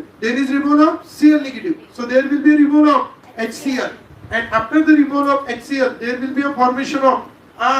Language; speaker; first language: English; non-native, local second language; Marathi